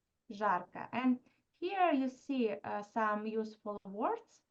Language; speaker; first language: English; non-native, fluent; Russian